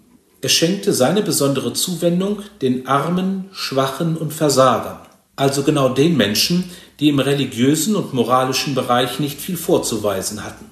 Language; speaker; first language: German; native; German